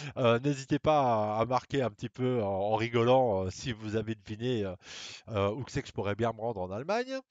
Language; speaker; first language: French; native; French